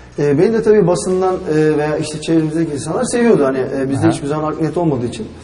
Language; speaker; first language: Turkish; early bilingual, heritage; Turkish